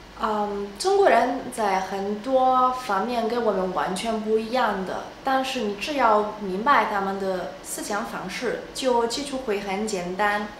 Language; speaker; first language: Chinese; non-native, fluent; Italian